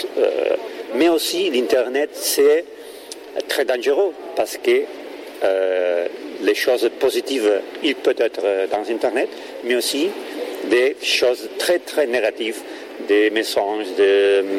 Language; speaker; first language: French; non-native, learner; Catalan